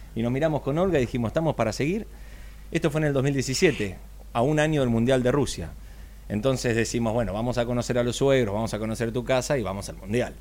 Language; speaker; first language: Spanish; native; Spanish